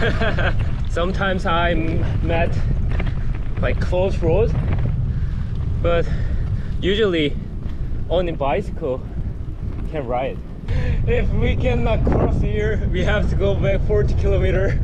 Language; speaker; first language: English; non-native, learner; Korean